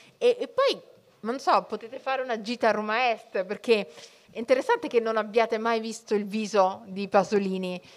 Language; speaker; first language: Italian; early bilingual, other home language; Somali